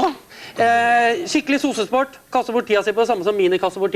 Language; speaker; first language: Norwegian; native; Norwegian